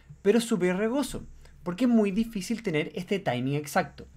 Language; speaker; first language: Spanish; native; Spanish